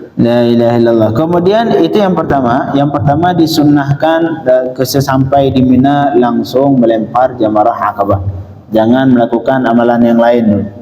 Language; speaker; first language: Malay; native; Malay